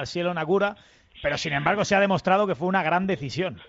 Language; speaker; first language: Spanish; native; Spanish